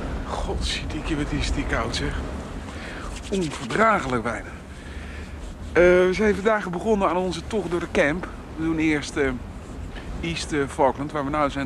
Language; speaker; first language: Dutch; native; Dutch